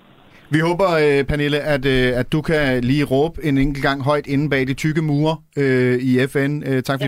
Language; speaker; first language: Danish; native; Danish